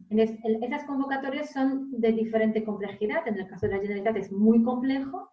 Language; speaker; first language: Spanish; non-native, fluent; Polish